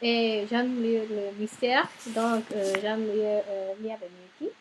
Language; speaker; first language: French; non-native, learner; English